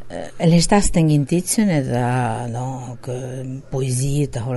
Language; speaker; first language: Basque; native; Basque